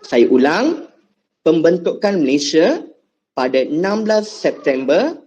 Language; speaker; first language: Malay; non-native, local second language; Tamil